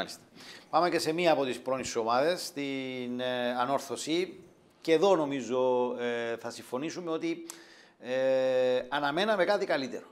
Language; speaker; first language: Greek; native; Greek